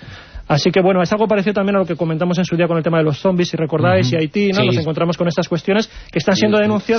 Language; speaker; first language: Spanish; native; Spanish